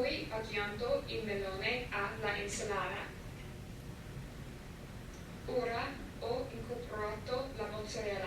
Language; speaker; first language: Italian; non-native, learner; English